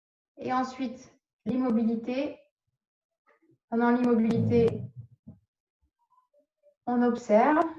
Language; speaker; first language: French; native; French